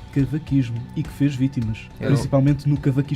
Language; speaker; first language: Portuguese; native; Portuguese